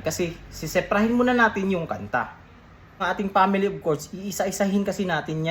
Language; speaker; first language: Filipino; native; Filipino